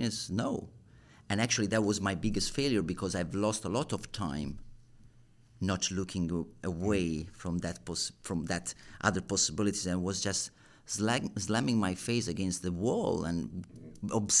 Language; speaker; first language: English; non-native, fluent; Italian